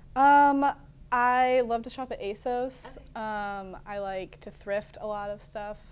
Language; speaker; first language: English; native; English